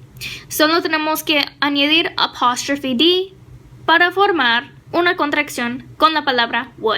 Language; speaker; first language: Spanish; non-native, fluent; English